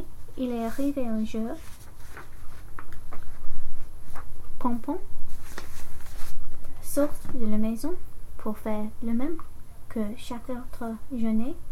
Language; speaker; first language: French; non-native, learner; English